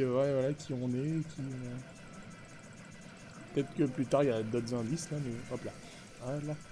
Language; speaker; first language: French; native; French